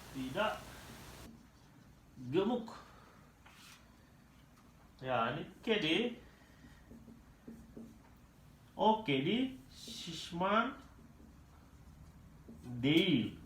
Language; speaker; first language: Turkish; non-native, learner; Indonesian